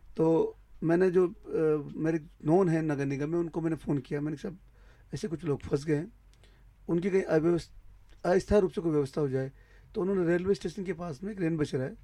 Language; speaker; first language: Hindi; native; Hindi